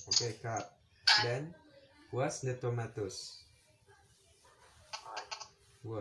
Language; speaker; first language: English; non-native, learner; Indonesian